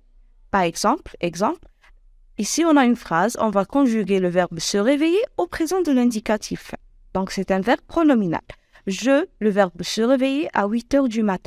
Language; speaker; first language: French; non-native, local second language; Arabic